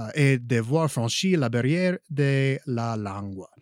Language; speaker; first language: French; non-native, learner; English